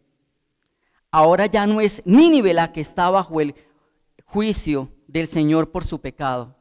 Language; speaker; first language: Spanish; native; Spanish